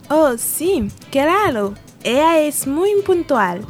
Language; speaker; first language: Spanish; non-native, learner; French